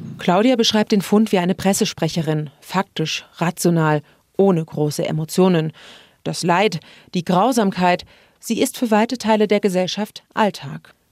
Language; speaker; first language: German; native; German